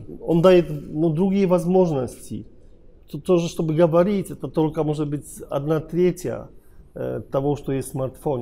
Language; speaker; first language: Russian; non-native, learner; Polish